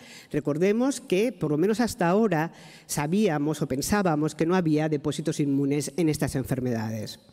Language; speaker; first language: Spanish; native; Spanish